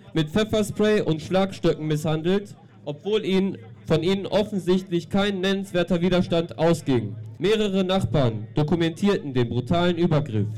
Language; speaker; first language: German; native; German